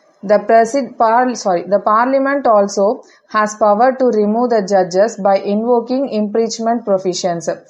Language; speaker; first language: English; non-native, local second language; Tamil